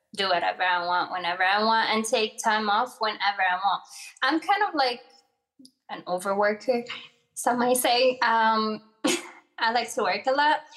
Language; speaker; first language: English; early bilingual, other home language; Arabic